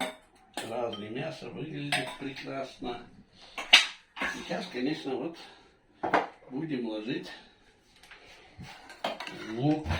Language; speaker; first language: Russian; non-native, local second language; Tatar